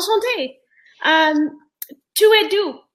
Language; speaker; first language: French; non-native, learner; English